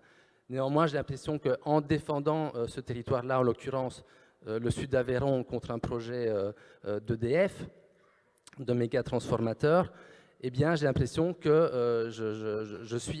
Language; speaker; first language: French; native; French